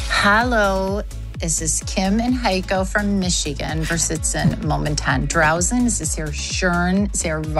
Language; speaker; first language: German; non-native, learner; English